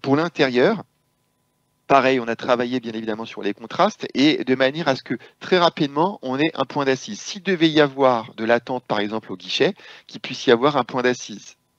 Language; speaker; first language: French; native; French